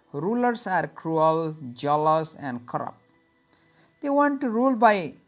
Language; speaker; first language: English; non-native, local second language; Nepali